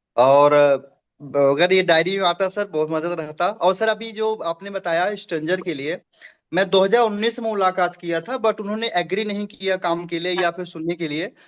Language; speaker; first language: Hindi; native; Hindi